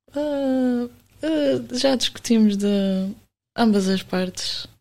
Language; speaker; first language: Portuguese; native; Portuguese